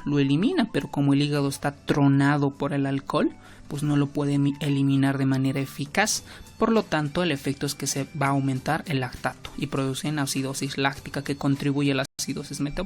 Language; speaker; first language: Spanish; native; Spanish